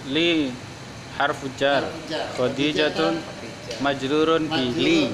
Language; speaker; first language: Arabic; non-native, learner; Indonesian